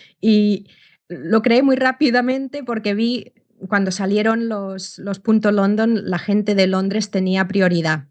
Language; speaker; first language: Spanish; native; Spanish